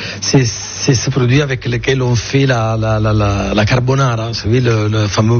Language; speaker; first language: French; non-native, fluent; Italian